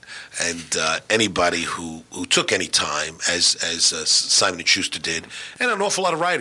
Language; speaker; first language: English; native; English